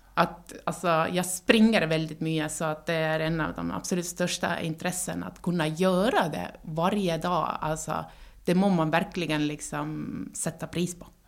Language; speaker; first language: Norwegian; non-native, fluent; Estonian